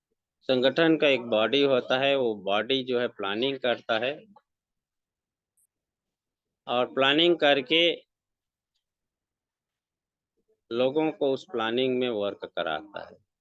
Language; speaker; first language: Hindi; native; Hindi